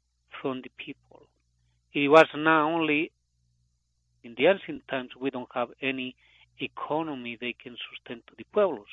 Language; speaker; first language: English; non-native, fluent; Spanish